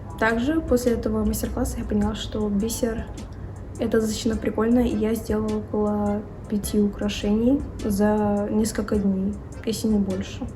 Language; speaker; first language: Russian; native; Russian